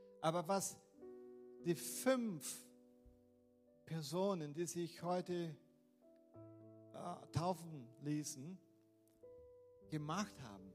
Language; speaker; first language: German; non-native, fluent; Portuguese